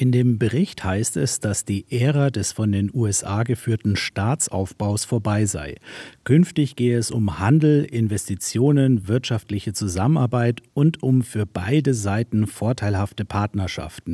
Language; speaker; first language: German; native; German